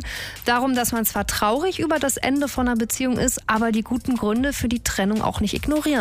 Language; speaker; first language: German; native; German